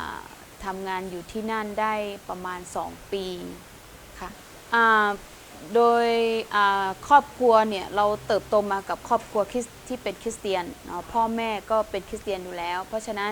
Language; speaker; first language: Thai; non-native, local second language; Lahu